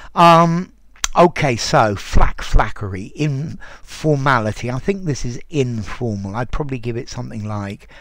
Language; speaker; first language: English; native; English